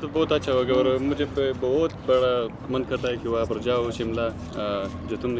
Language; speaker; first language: Hindi; non-native, learner; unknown